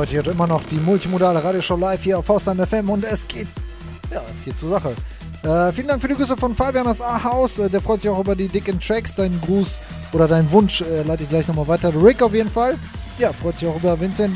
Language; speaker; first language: German; native; German